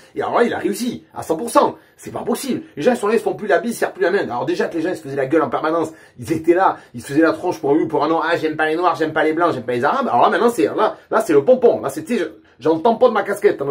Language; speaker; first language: French; native; French